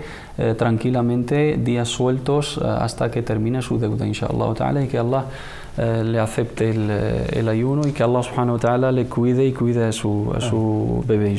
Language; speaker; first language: Spanish; native; Spanish